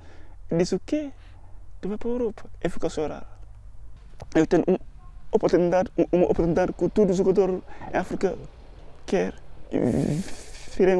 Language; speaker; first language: Portuguese; non-native, learner; Wolof